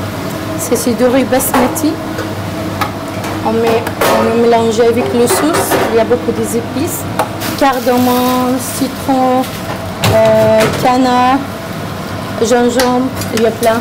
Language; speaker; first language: French; non-native, learner; Arabic